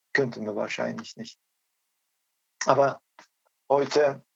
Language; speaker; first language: German; non-native, learner; Turkish